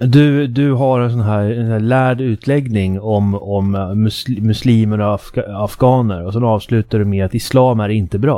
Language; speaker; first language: Swedish; native; Swedish